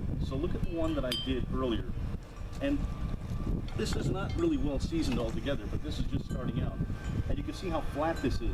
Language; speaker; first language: English; native; English